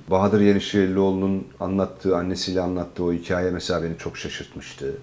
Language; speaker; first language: Turkish; native; Turkish